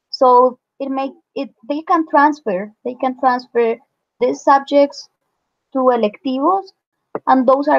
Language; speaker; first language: English; non-native, fluent; Spanish